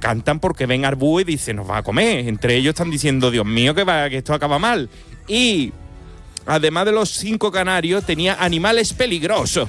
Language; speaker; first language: Spanish; native; Spanish